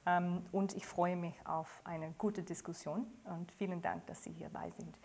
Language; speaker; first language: German; non-native, fluent; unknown